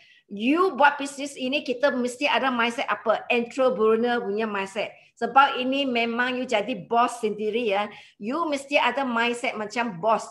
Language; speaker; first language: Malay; non-native, local second language; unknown